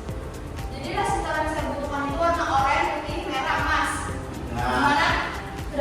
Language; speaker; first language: Indonesian; native; Indonesian